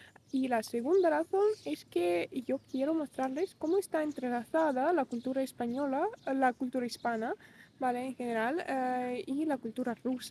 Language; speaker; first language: Spanish; non-native, fluent; Russian